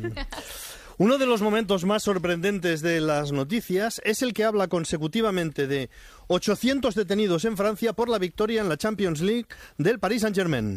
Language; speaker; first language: Spanish; native; Spanish